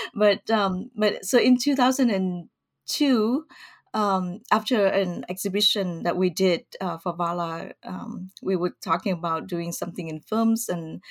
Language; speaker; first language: English; early bilingual, other home language; Vietnamese